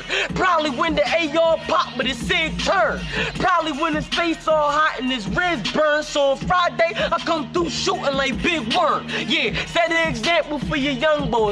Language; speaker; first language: English; native; English